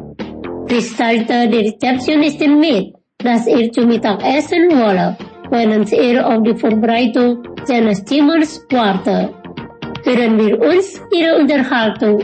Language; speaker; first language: German; non-native, learner; Indonesian